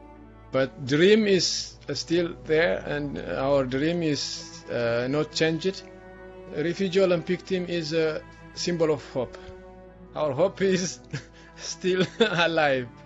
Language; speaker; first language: English; non-native, learner; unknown